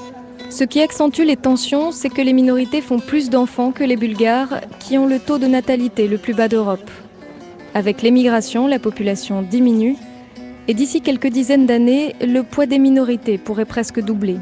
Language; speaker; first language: French; native; French